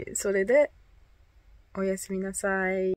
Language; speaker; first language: Japanese; non-native, learner; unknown